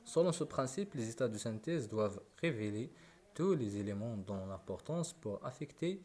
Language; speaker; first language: French; non-native, local second language; Arabic